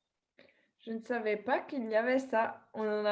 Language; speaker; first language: French; native; French